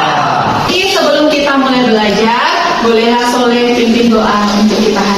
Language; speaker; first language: Indonesian; native; Indonesian